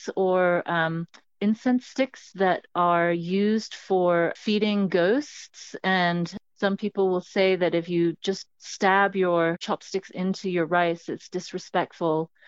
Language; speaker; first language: English; non-native, local second language; Cantonese